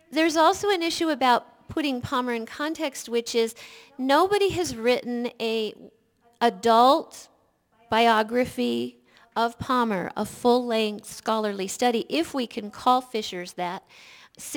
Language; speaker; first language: English; native; English